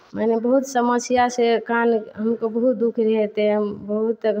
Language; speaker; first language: Hindi; native; Hindi